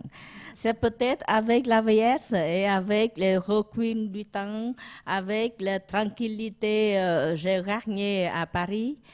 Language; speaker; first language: French; non-native, learner; Vietnamese